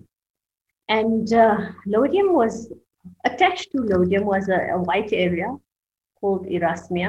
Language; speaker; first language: English; native; English